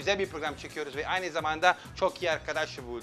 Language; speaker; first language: Turkish; non-native, fluent; Italian